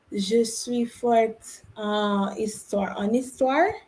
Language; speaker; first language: French; non-native, learner; English